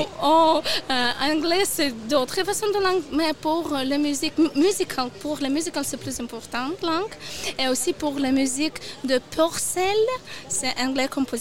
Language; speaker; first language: French; non-native, learner; Ukrainian